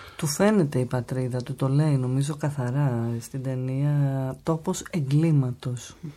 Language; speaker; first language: Greek; native; Greek